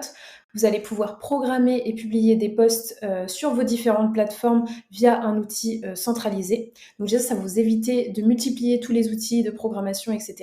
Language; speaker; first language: French; native; French